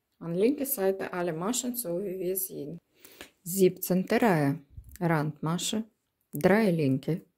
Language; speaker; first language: German; non-native, learner; Russian